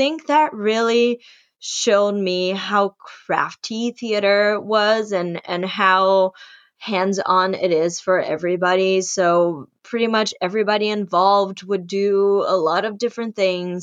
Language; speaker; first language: English; non-native, fluent; Portuguese